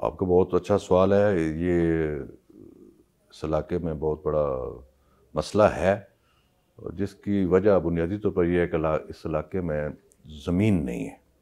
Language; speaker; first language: Urdu; non-native, local second language; Punjabi